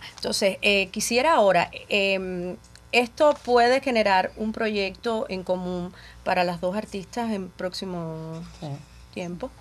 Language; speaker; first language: Spanish; native; Spanish